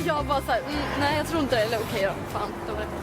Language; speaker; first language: Swedish; native; Swedish